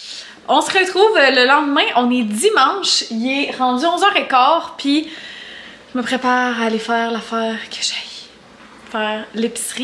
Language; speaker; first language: French; native; French